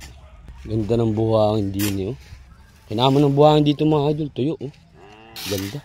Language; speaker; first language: Filipino; native; Filipino